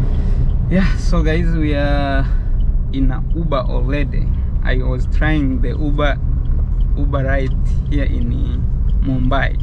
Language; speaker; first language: English; non-native, fluent; Rundi